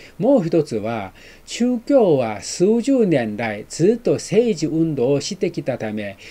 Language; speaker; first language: Japanese; non-native, fluent; Chinese